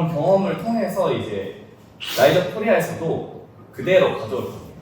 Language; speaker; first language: Korean; non-native, fluent; Japanese